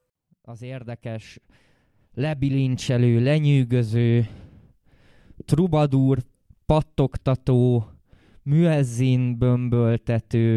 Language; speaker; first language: Hungarian; native; Hungarian